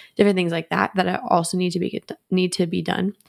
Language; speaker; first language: English; native; English